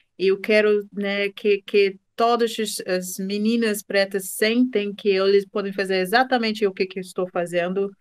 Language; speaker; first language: Portuguese; non-native, fluent; English